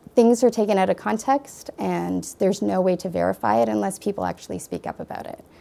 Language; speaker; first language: English; native; English